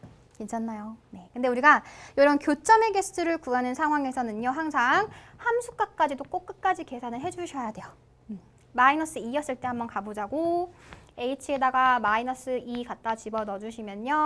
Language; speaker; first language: Korean; native; Korean